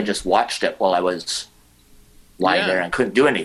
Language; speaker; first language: English; native; English